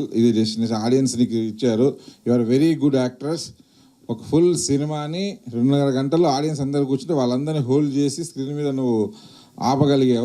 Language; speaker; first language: Telugu; native; Telugu